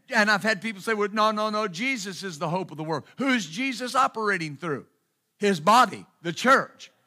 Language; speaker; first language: English; native; English